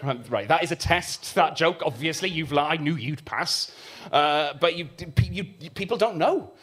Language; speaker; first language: English; native; English